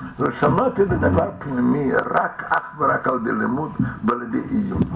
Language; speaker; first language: Hebrew; non-native, fluent; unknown